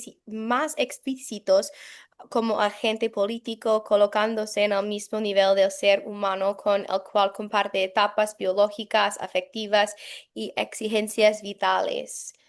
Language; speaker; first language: Spanish; non-native, fluent; English